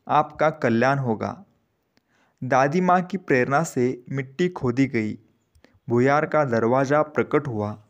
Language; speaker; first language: Hindi; non-native, local second language; Marathi